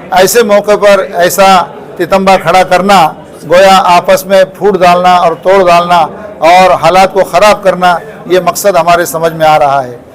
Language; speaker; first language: Urdu; native; Urdu